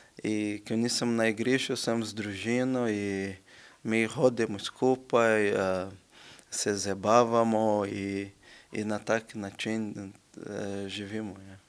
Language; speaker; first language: Slovenian; non-native, learner; Portuguese